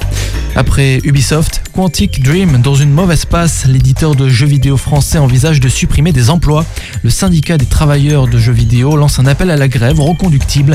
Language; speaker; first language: French; native; French